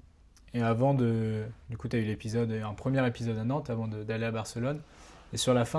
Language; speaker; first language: French; native; French